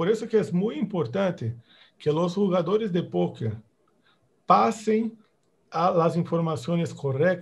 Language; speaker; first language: Spanish; non-native, fluent; Portuguese